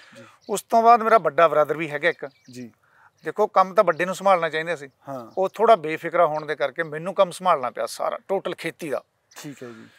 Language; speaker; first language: Punjabi; native; Punjabi